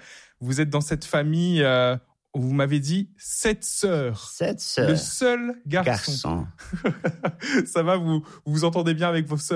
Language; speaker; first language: French; native; French